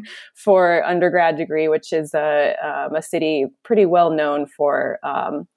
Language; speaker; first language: English; native; English